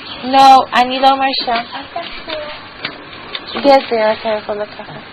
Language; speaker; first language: Hebrew; non-native, fluent; English